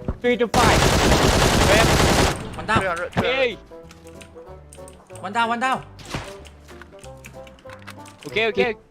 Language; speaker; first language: English; non-native, learner; Thai